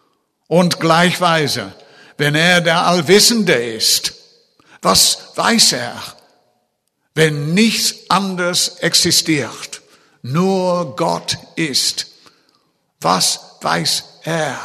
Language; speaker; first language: German; non-native, fluent; English